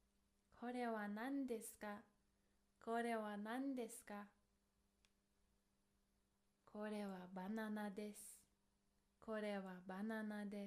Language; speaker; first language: Japanese; non-native, fluent; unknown